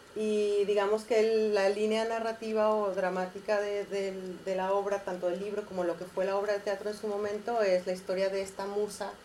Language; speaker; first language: Spanish; native; Spanish